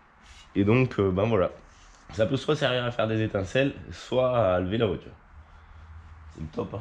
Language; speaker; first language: French; native; French